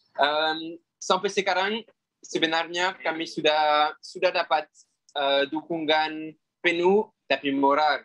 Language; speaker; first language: Indonesian; non-native, fluent; French